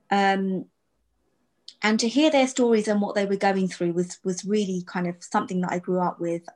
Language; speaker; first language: English; native; English